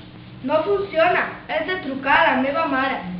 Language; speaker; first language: Catalan; non-native, learner; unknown